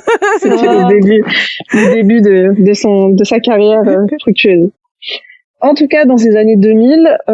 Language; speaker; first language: French; native; French